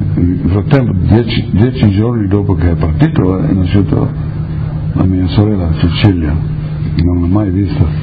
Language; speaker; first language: Italian; early bilingual, heritage; Italian